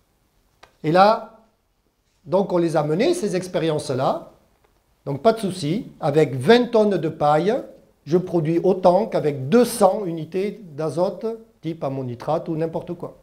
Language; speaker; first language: French; early bilingual, other home language; German